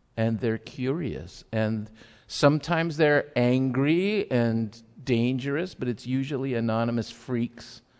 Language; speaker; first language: English; early bilingual, other home language; Spanish